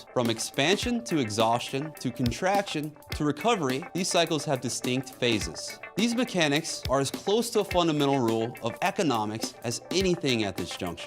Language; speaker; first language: English; native; English